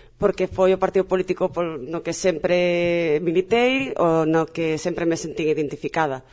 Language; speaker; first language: Galician; non-native, local second language; Spanish